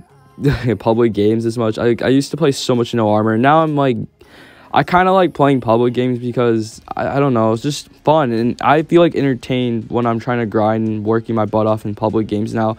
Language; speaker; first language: English; native; English